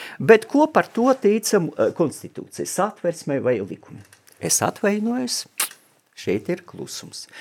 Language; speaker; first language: Latvian; non-native, local second language; Russian